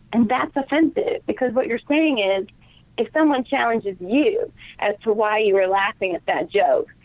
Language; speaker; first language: English; native; English